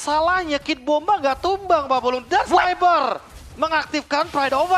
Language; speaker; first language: Indonesian; native; Indonesian